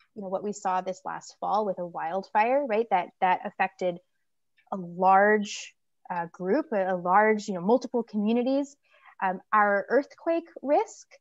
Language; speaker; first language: English; native; English